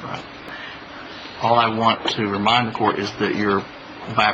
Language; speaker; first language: English; native; English